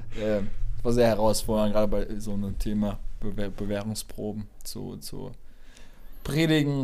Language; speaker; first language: German; native; German